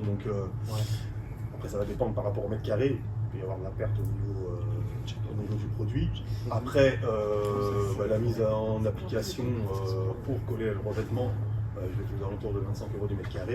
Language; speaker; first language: French; native; French